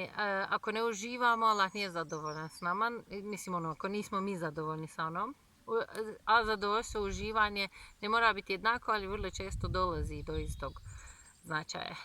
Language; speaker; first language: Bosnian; non-native, fluent; Turkish